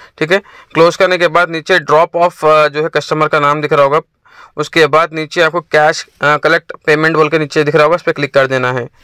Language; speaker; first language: Hindi; native; Hindi